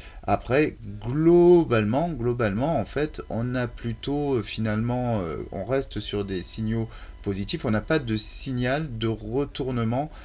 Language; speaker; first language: French; native; French